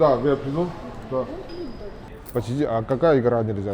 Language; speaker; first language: Russian; non-native, learner; Chinese